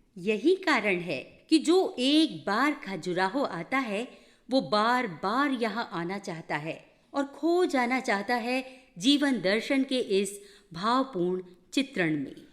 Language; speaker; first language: Hindi; native; Hindi